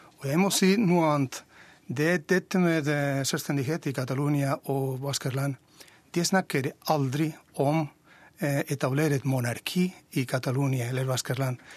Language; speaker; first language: Norwegian; non-native, fluent; Spanish